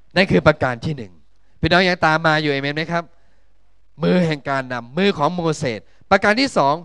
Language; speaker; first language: Thai; native; Thai